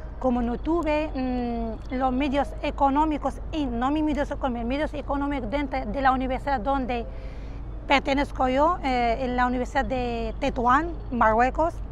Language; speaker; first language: Spanish; non-native, fluent; Arabic